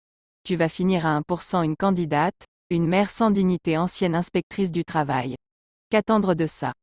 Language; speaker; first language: French; native; French